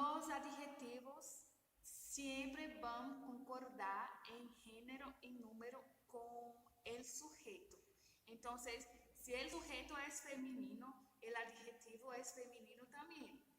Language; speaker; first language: Spanish; non-native, learner; Portuguese